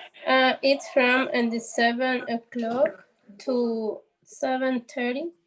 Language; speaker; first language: English; non-native, learner; Spanish